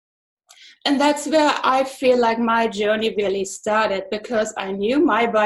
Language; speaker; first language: English; non-native, fluent; German